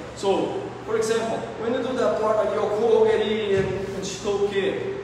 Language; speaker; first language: English; non-native, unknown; Portuguese